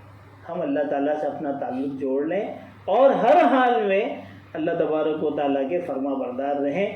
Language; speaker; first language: Urdu; native; Urdu